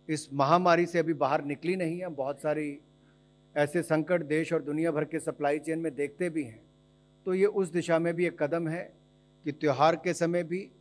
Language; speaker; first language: Hindi; native; Hindi